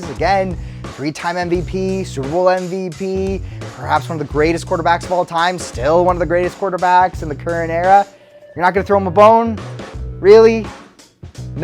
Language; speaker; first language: English; native; English